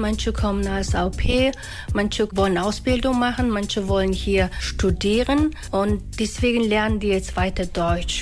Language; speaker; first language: German; non-native, fluent; Mongolian